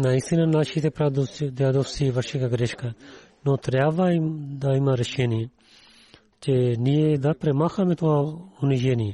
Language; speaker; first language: Bulgarian; non-native, learner; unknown